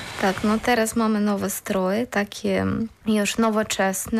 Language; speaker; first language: Polish; non-native, learner; Ukrainian